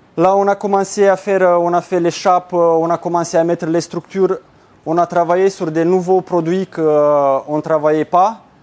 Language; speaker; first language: French; non-native, fluent; Romanian